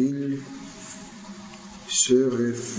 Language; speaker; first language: French; non-native, learner; Russian